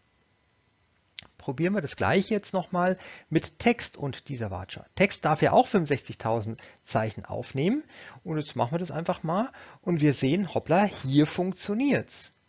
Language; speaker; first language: German; native; German